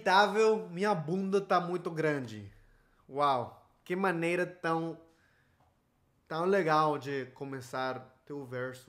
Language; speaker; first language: Portuguese; non-native, fluent; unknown